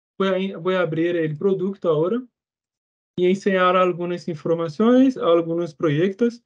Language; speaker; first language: Spanish; non-native, fluent; Portuguese